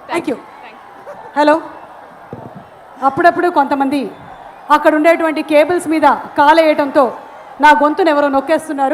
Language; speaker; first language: Telugu; native; Telugu